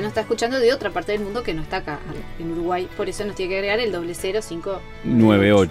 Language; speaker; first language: Spanish; native; Spanish